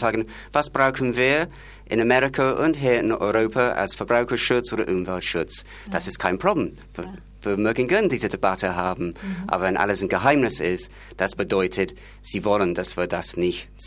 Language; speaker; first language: German; non-native, fluent; English